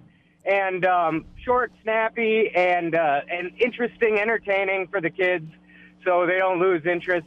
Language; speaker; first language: English; native; English